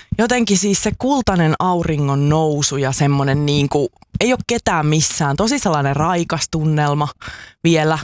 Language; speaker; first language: Finnish; native; Finnish